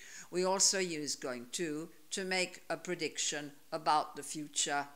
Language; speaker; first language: English; non-native, fluent; Italian